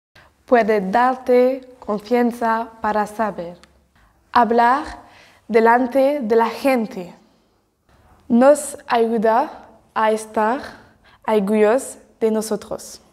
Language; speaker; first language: Spanish; non-native, learner; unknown